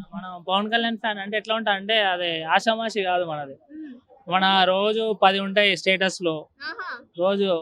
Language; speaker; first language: Telugu; native; Telugu